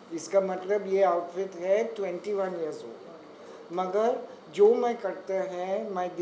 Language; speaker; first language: Hindi; non-native, local second language; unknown